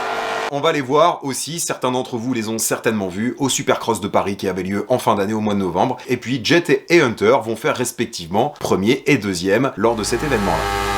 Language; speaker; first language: French; native; French